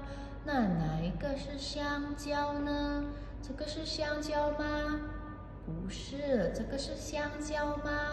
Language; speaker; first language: Chinese; non-native, fluent; Indonesian